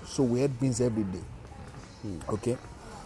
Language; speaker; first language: English; non-native, local second language; Yoruba